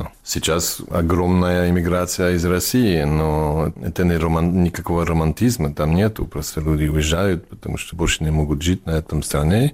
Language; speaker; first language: Russian; non-native, fluent; English